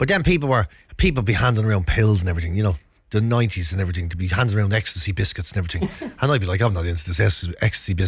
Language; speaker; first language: English; native; English